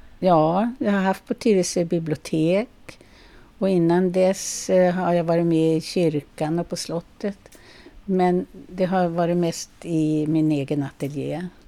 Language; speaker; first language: Swedish; native; Swedish